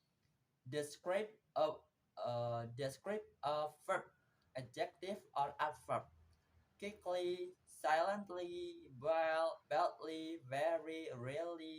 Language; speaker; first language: English; non-native, learner; Indonesian